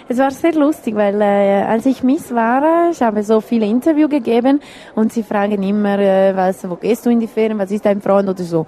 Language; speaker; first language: German; non-native, local second language; Italian